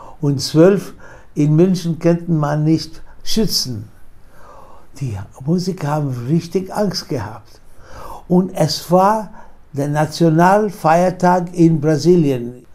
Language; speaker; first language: German; non-native, fluent; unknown